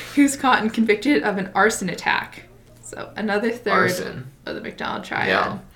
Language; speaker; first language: English; native; English